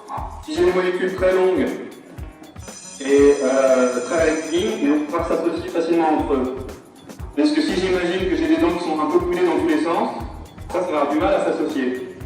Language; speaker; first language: French; native; French